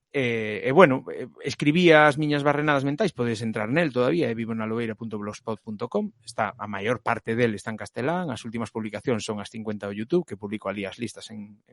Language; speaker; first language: Galician; non-native, local second language; Spanish